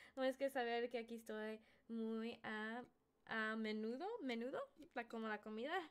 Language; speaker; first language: Spanish; early bilingual, heritage; Spanish